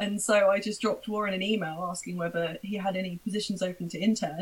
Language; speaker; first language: English; native; English